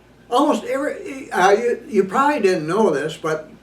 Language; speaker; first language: English; native; English